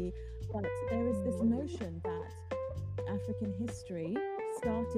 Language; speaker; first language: English; native; English